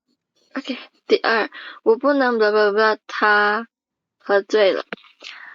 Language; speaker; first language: Chinese; non-native, fluent; Indonesian